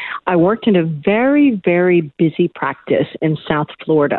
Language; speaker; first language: English; native; English